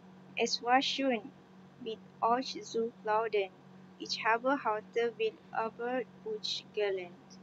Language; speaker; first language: German; non-native, learner; Malay